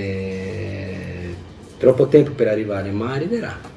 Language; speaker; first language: Italian; non-native, fluent; Portuguese